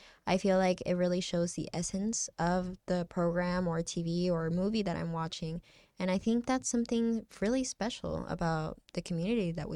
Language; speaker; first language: English; non-native, fluent; Spanish